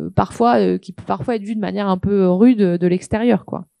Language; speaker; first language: French; native; French